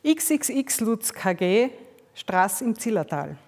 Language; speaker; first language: German; native; German